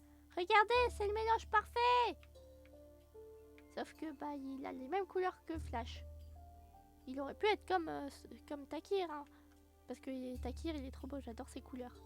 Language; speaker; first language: French; native; French